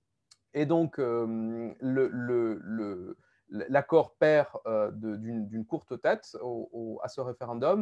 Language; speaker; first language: French; native; French